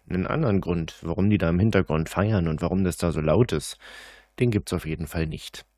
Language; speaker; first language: German; native; German